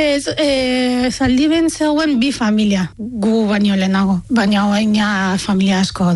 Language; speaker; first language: Basque; non-native, fluent; Arabic